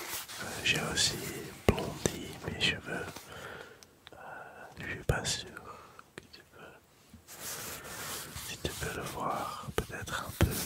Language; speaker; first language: French; non-native, learner; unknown